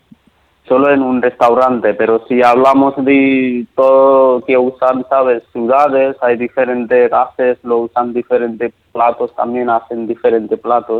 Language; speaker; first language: Spanish; non-native, learner; Nepali